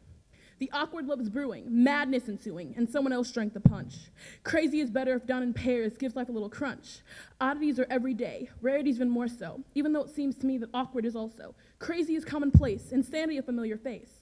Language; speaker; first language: English; native; English